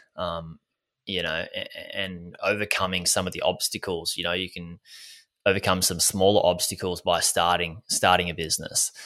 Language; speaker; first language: English; native; English